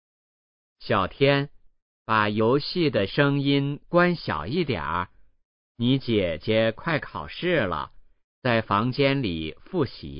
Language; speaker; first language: Chinese; native; Chinese